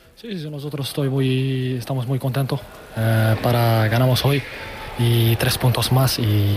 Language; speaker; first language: Spanish; non-native, learner; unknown